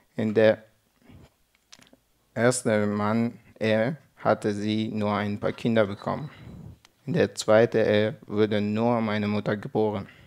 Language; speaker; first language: German; non-native, learner; Persian